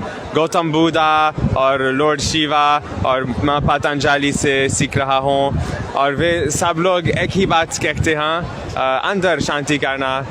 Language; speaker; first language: Hindi; non-native, learner; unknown